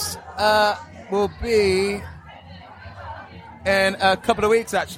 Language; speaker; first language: English; native; English